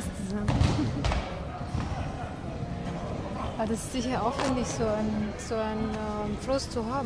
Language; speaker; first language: German; native; German